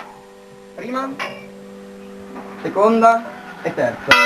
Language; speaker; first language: Italian; native; Italian